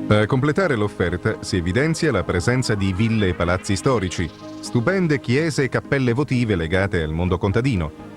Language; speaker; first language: Italian; native; Italian